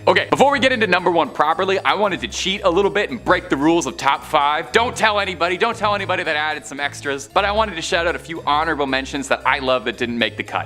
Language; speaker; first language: English; native; English